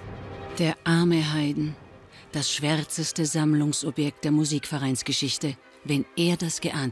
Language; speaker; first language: German; native; German